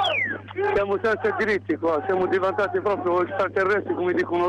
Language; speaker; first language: Italian; non-native, learner; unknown